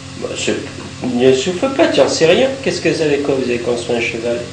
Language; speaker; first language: French; native; French